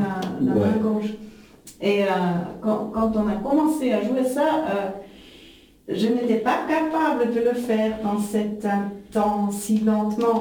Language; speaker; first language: French; non-native, fluent; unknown